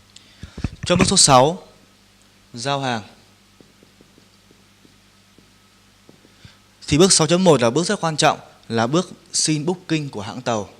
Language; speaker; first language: Vietnamese; native; Vietnamese